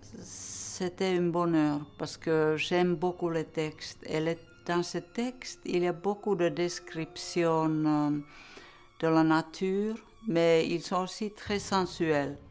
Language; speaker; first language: French; non-native, fluent; Finnish